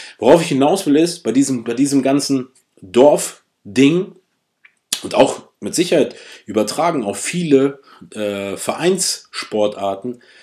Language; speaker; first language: German; early bilingual, other home language; Russian